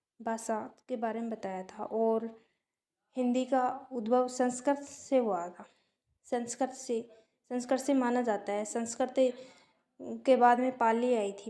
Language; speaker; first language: Hindi; native; Hindi